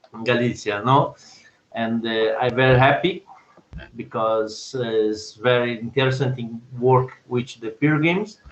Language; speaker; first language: English; non-native, learner; Portuguese